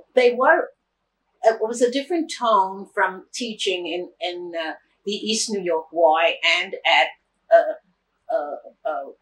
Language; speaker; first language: English; native; English